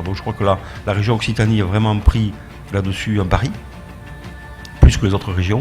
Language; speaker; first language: French; native; French